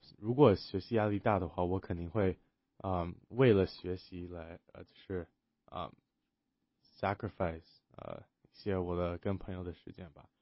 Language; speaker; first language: Chinese; early bilingual, heritage; Chinese